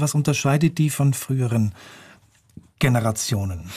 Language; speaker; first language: German; native; German